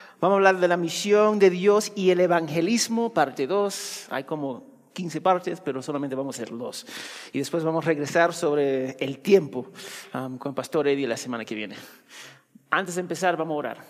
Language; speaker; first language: Spanish; early bilingual, heritage; Spanish